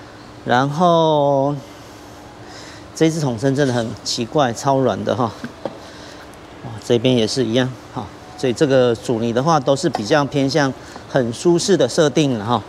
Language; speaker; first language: Chinese; native; Chinese